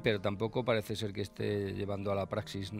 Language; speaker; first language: Spanish; native; Spanish